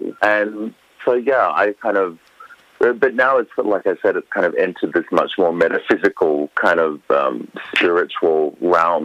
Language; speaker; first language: English; native; English